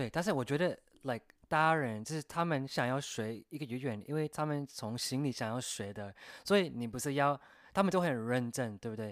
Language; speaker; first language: Chinese; non-native, fluent; English